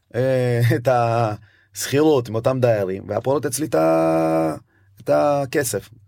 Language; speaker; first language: Hebrew; early bilingual, other home language; Amharic